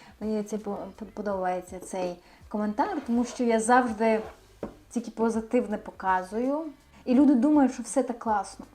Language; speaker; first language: Ukrainian; native; Ukrainian